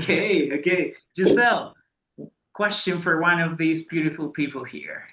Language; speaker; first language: English; non-native, fluent; Spanish